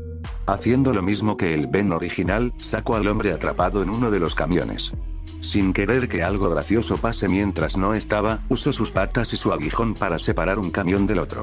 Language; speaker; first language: Spanish; native; Spanish